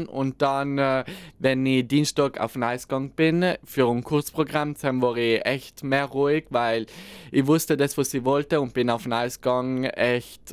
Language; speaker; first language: German; non-native, local second language; Italian